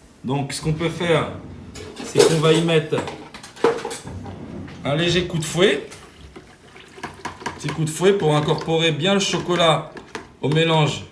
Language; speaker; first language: French; native; French